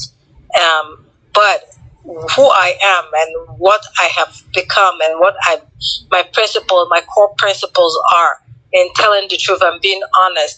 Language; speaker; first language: English; non-native, local second language; Igbo